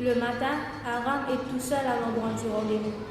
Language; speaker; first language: French; non-native, learner; Italian